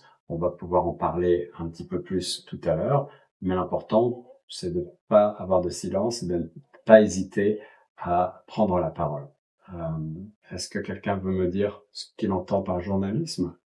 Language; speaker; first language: French; native; French